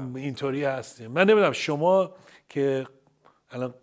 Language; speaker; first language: Persian; early bilingual, heritage; Persian